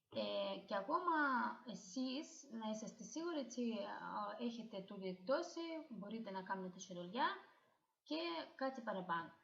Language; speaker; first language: Greek; non-native, fluent; Russian